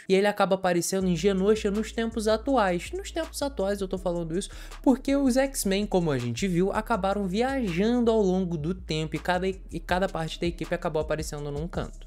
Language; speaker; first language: Portuguese; native; Portuguese